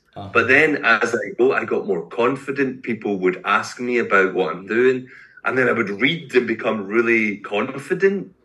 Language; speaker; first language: English; native; English